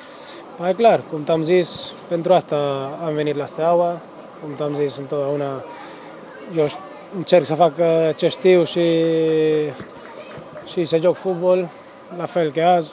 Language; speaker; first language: Romanian; non-native, fluent; Spanish